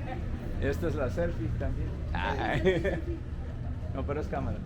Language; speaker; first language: Spanish; early bilingual, heritage; English